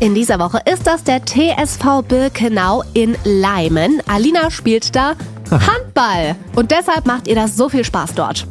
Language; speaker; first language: German; native; German